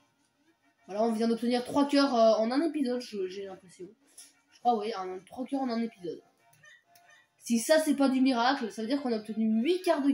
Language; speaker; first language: French; native; French